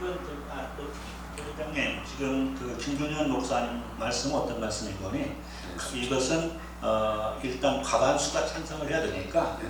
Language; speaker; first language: Korean; native; Korean